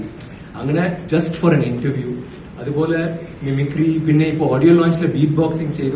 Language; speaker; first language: Malayalam; non-native, learner; Tamil